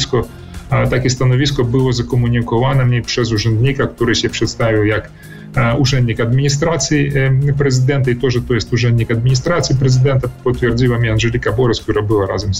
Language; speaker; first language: Polish; early bilingual, heritage; Polish